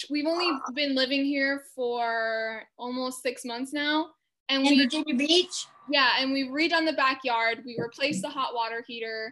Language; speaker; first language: English; native; English